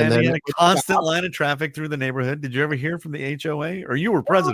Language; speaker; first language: English; native; English